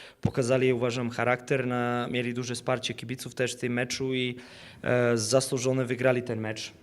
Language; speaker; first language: Polish; non-native, fluent; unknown